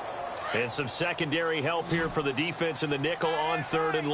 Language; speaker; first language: English; native; English